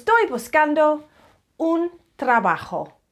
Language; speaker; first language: Spanish; non-native, learner; English